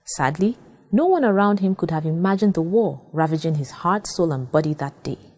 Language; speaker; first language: English; non-native, local second language; Yoruba